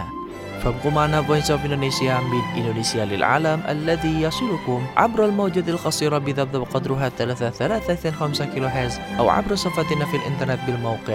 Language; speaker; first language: Arabic; non-native, fluent; Indonesian